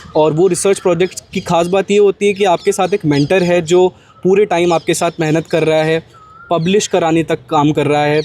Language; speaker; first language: Hindi; native; Hindi